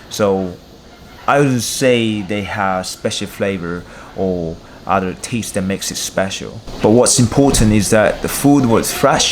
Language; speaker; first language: English; non-native, learner; Korean